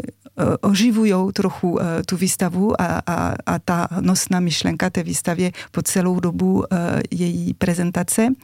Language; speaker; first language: Czech; non-native, fluent; French